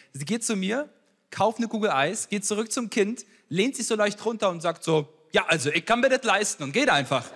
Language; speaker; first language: German; early bilingual, other home language; Ukrainian